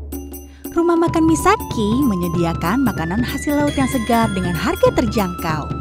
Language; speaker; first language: Indonesian; native; Indonesian